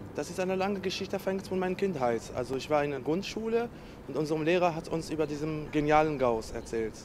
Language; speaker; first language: German; non-native, fluent; Arabic